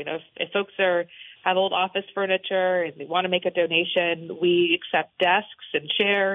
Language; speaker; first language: English; native; English